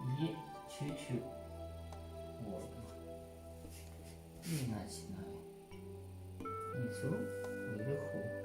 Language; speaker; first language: Russian; non-native, learner; Chinese